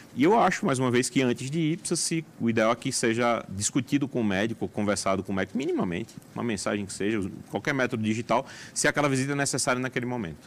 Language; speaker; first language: Portuguese; native; Portuguese